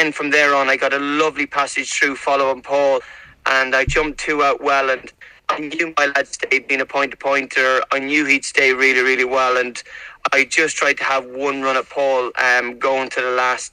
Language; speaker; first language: English; native; English